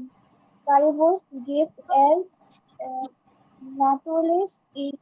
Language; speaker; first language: German; non-native, learner; Bangla